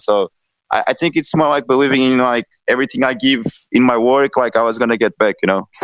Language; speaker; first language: English; non-native, fluent; Portuguese